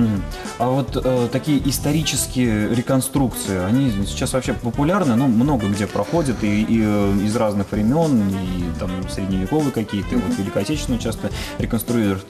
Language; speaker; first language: Russian; native; Russian